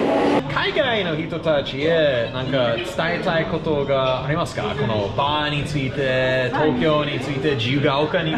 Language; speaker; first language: Japanese; non-native, fluent; English